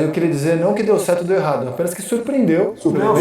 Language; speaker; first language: Portuguese; native; Portuguese